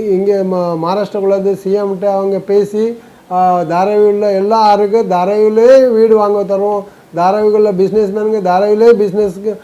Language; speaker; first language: Tamil; non-native, local second language; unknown